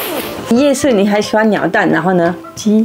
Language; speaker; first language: Chinese; non-native, fluent; French